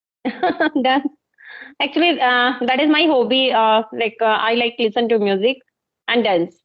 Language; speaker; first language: English; non-native, local second language; Hindi